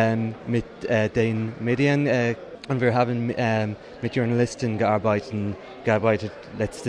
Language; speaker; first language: German; non-native, fluent; English